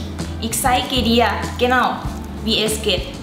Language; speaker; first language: German; non-native, learner; Thai